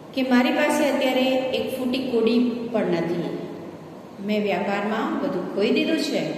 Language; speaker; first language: Hindi; non-native, local second language; Gujarati